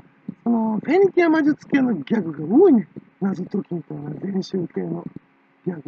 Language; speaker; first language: Japanese; native; Japanese